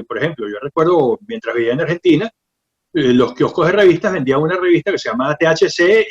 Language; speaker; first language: Spanish; native; Spanish